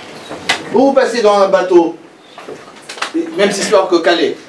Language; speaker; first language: French; non-native, fluent; Persian